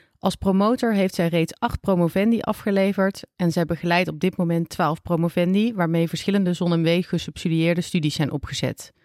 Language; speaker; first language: Dutch; native; Dutch